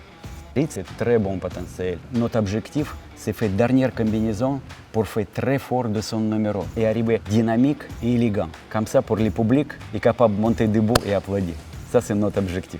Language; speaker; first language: French; non-native, fluent; Russian